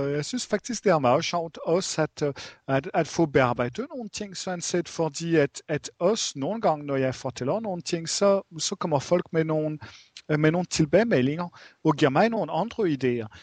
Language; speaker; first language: Danish; non-native, fluent; French